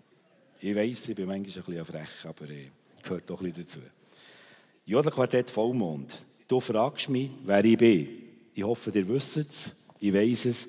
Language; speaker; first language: German; native; German